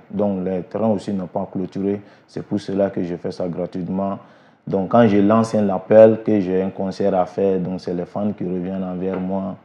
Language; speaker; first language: French; non-native, local second language; Bambara